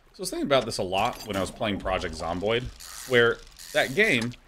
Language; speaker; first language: English; native; English